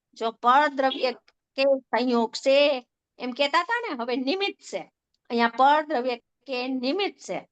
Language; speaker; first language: Hindi; non-native, local second language; Gujarati